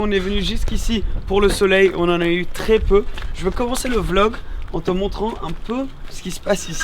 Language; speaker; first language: French; native; French